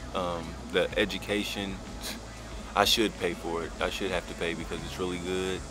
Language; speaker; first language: English; native; English